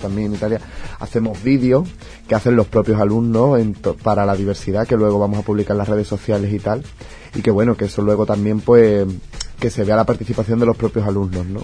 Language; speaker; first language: Spanish; native; Spanish